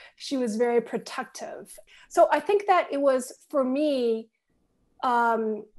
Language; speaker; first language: English; native; English